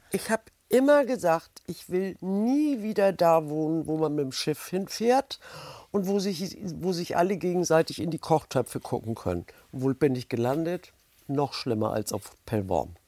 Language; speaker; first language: German; native; German